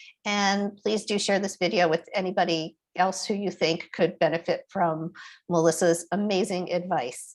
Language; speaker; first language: English; native; English